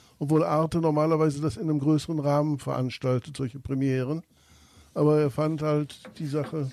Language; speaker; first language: German; native; German